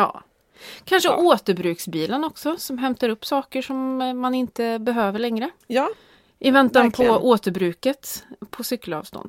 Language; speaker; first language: Swedish; native; Swedish